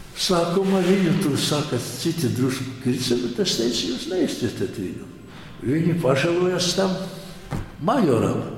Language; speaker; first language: Latvian; non-native, local second language; Polish